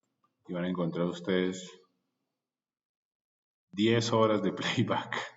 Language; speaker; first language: Spanish; native; Spanish